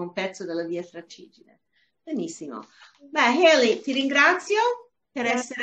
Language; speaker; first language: Italian; non-native, fluent; English